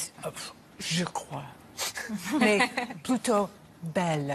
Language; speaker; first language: French; non-native, learner; English